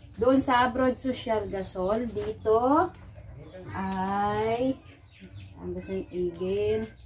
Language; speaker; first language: Filipino; non-native, local second language; Cebuano